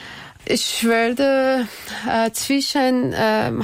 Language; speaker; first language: German; non-native, learner; Persian